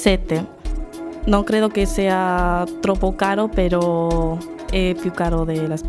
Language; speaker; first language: Italian; non-native, learner; Spanish